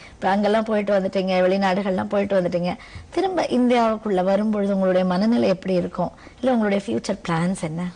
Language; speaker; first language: Tamil; native; Tamil